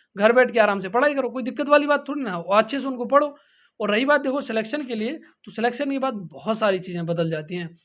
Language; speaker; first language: Hindi; native; Hindi